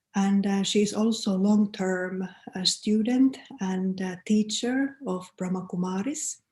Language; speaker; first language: English; non-native, fluent; Finnish